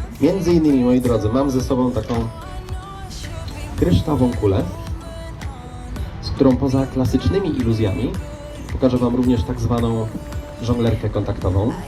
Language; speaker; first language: Polish; native; Polish